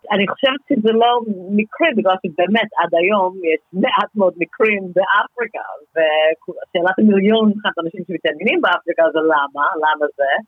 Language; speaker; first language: Hebrew; non-native, fluent; English